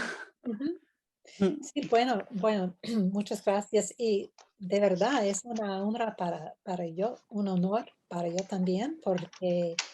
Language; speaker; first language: Spanish; non-native, fluent; English